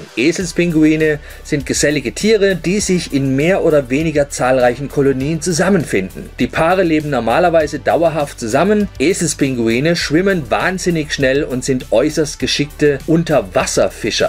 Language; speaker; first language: German; native; German